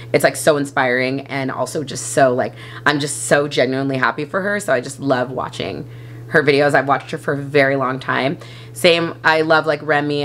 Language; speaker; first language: English; native; English